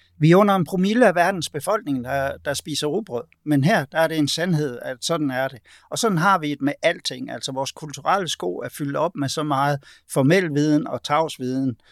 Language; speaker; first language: Danish; native; Danish